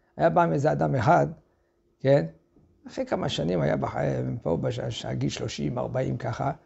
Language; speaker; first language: Hebrew; non-native, fluent; French